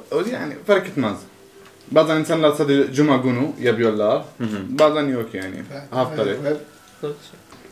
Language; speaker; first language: Turkish; non-native, learner; Arabic